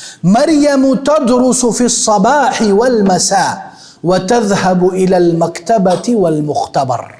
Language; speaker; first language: Arabic; non-native, fluent; Urdu